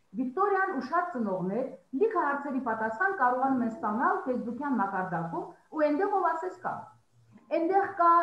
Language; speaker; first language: Armenian; native; Armenian